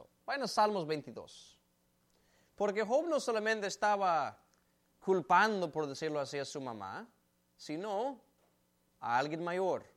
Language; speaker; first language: Spanish; native; Spanish